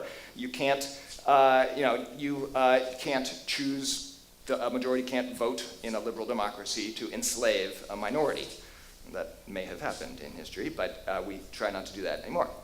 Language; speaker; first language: English; native; English